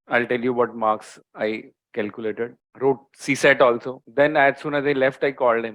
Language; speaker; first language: English; non-native, local second language; Hindi